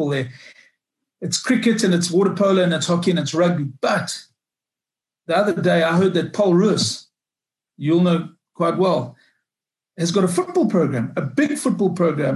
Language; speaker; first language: English; native; English